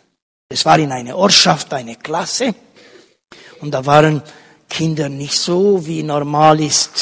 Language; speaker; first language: German; non-native, fluent; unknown